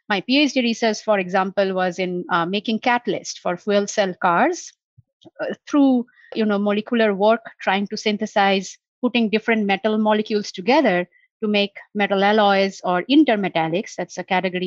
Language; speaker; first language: English; non-native, local second language; Bangla